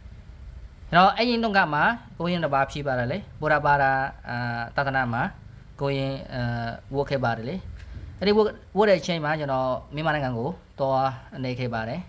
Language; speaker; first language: Burmese; non-native, learner; Khmer